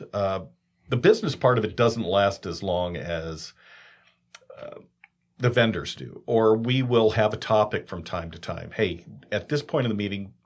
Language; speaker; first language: English; native; English